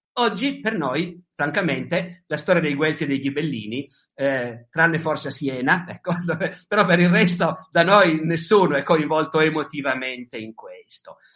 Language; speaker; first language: Italian; native; Italian